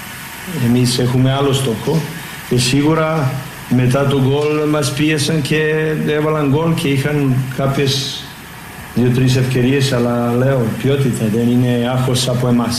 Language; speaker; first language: Greek; non-native, learner; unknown